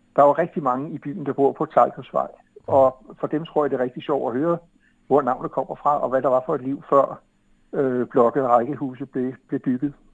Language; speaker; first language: Danish; native; Danish